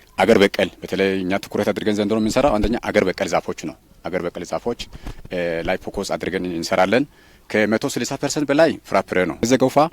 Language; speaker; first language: Amharic; non-native, local second language; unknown